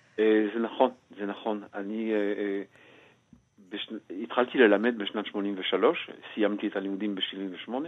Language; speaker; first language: Hebrew; non-native, fluent; French